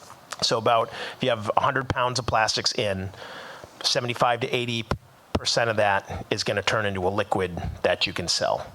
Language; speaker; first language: English; native; English